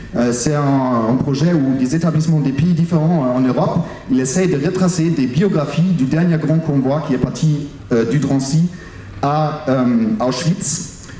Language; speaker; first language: French; non-native, fluent; German